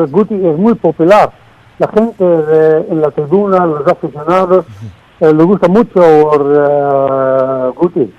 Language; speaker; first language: Spanish; non-native, fluent; Dutch